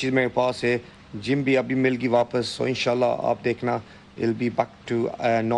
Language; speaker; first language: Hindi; early bilingual, heritage; Hindi